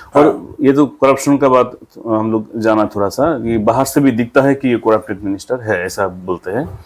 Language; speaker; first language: Hindi; non-native, local second language; Bangla